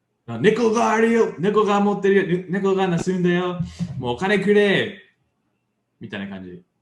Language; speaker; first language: Japanese; non-native, learner; English